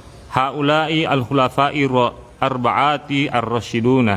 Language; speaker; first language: Arabic; non-native, fluent; Indonesian